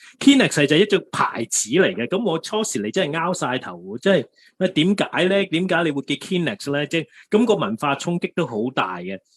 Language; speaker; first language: Cantonese; native; Cantonese